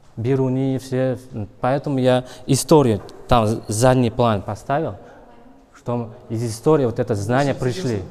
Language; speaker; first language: Russian; non-native, learner; Uzbek